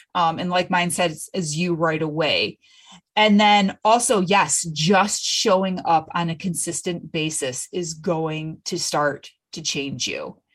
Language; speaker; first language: English; native; English